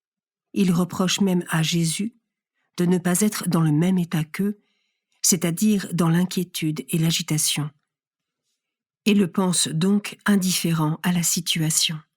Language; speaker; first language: French; native; French